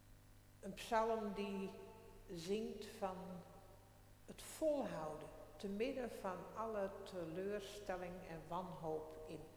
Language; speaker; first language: Dutch; non-native, local second language; Western Frisian